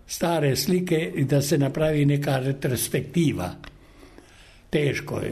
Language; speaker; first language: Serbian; non-native, local second language; Albanian